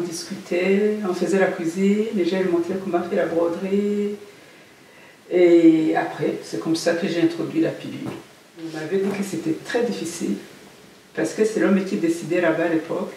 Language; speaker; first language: French; non-native, local second language; Kinyarwanda